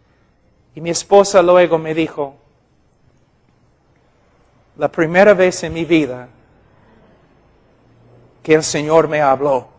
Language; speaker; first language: Spanish; non-native, fluent; English